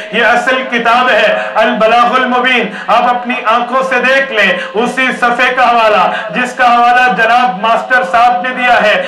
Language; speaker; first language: Urdu; non-native, local second language; Saraiki